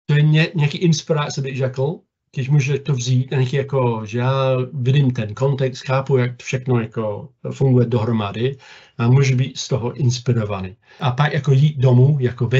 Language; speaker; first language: Czech; non-native, fluent; English